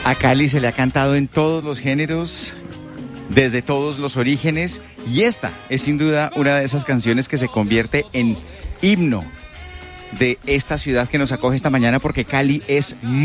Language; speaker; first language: Spanish; native; Spanish